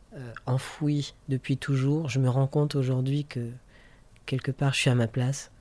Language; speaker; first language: French; native; French